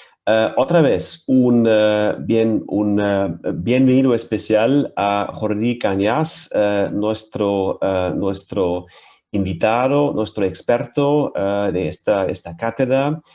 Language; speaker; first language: Spanish; non-native, fluent; German